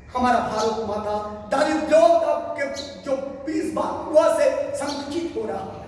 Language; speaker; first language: Hindi; non-native, local second language; Bangla